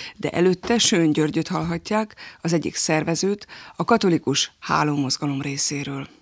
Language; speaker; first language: Hungarian; native; Hungarian